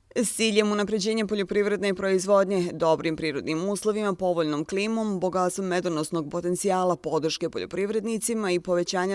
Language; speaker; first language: Bosnian; native; Bosnian